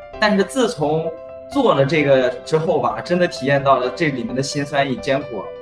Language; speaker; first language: Chinese; native; Chinese